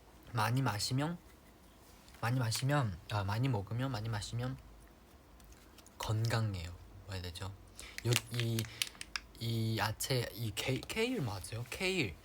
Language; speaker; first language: Korean; non-native, fluent; Chinese